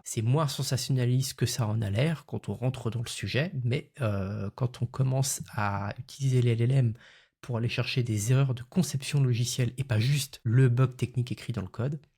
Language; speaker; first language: French; native; French